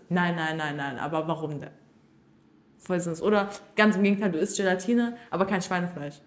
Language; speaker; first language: German; early bilingual, other home language; Turkish